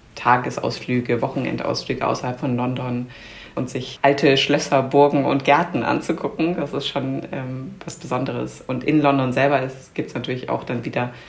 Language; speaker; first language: German; native; German